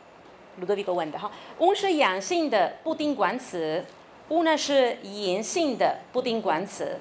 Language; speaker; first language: Chinese; non-native, fluent; Italian